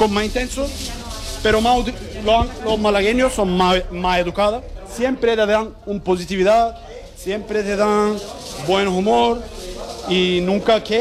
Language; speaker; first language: Spanish; non-native, learner; Turkish